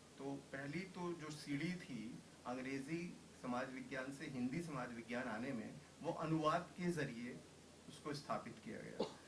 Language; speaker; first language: Hindi; native; Hindi